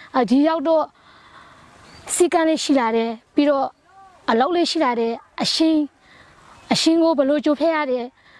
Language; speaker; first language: Burmese; native; Burmese